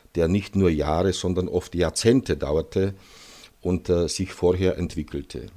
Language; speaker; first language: German; non-native, fluent; Czech